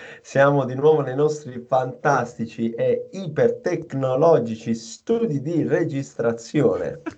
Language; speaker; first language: Italian; native; Italian